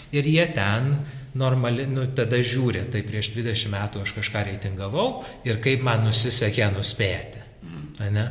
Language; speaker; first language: Lithuanian; native; Lithuanian